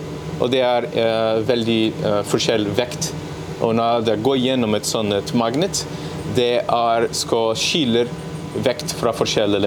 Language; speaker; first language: Norwegian; non-native, learner; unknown